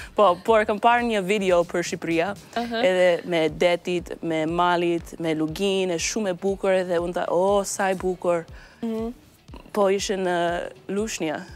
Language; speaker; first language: Albanian; non-native, learner; English